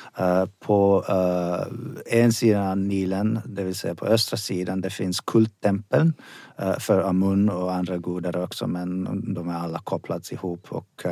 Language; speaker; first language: Swedish; non-native, fluent; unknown